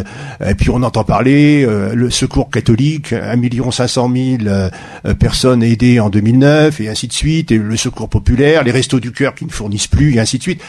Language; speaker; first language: French; native; French